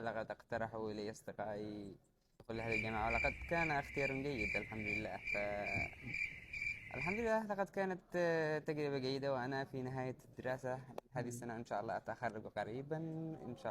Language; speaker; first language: Arabic; non-native, learner; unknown